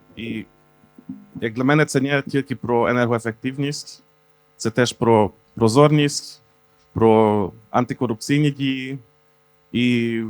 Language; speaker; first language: Ukrainian; non-native, fluent; Hungarian